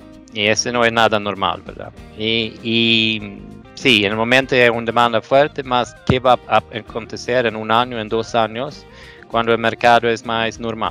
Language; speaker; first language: Portuguese; non-native, fluent; Swedish